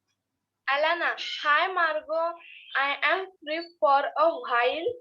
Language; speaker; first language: English; non-native, learner; Marathi